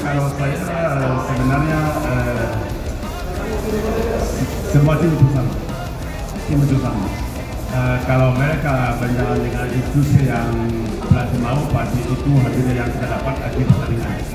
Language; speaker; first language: Indonesian; non-native, fluent; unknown